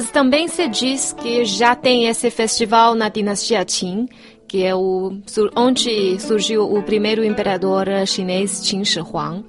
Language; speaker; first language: Portuguese; non-native, fluent; Chinese